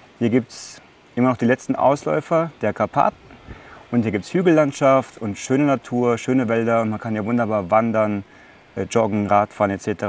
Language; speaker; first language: German; native; German